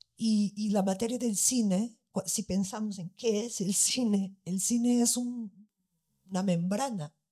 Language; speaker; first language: Spanish; non-native, fluent; Portuguese